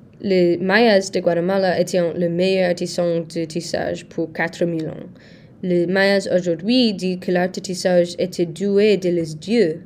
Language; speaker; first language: French; non-native, learner; English